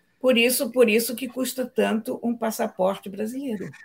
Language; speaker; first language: Portuguese; native; Portuguese